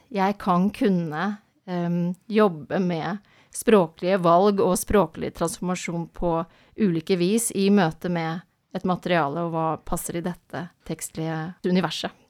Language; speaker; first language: Norwegian; native; Norwegian